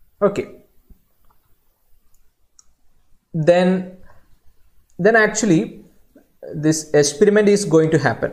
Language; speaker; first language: English; non-native, local second language; Malayalam